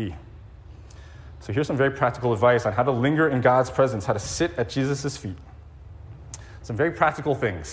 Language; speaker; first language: English; native; English